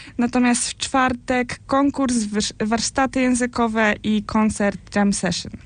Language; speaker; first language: Polish; native; Polish